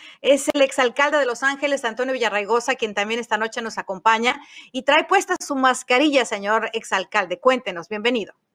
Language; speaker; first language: Spanish; native; Spanish